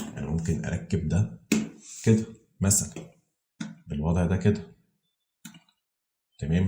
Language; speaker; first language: Arabic; native; Arabic